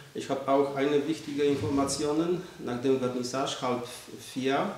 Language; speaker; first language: German; non-native, learner; Polish